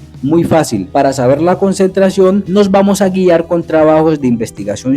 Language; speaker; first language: Spanish; native; Spanish